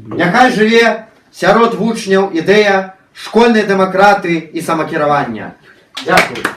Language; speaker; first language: Belarusian; non-native, local second language; Russian